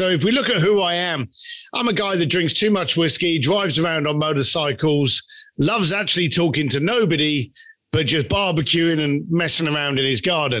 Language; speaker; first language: English; native; English